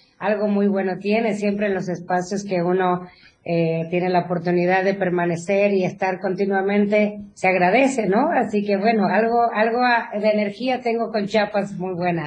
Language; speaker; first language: Spanish; native; Spanish